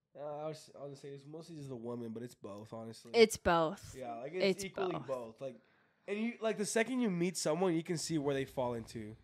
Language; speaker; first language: English; native; English